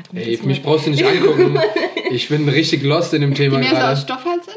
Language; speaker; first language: German; native; German